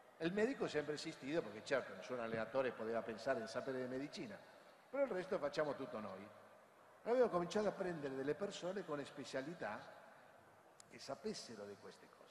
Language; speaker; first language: Italian; non-native, fluent; Spanish